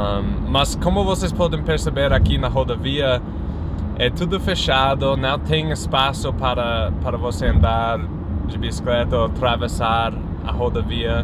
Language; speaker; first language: Portuguese; non-native, fluent; English